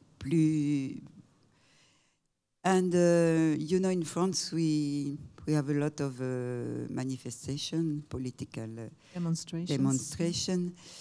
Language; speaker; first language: English; non-native, fluent; French